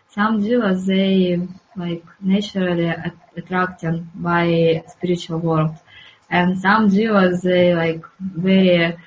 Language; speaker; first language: English; non-native, learner; Russian